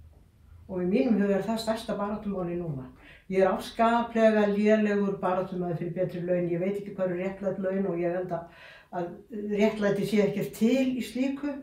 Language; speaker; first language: Icelandic; native; Icelandic